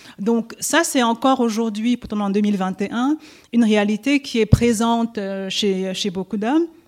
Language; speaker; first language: French; native; French